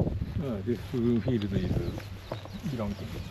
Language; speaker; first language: English; non-native, learner; Japanese